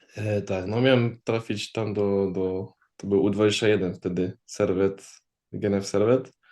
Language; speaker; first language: Polish; early bilingual, heritage; Polish